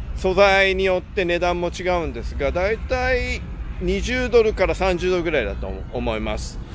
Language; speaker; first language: Japanese; native; Japanese